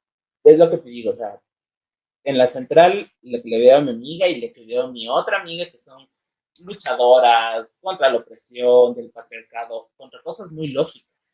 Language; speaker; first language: Spanish; native; Spanish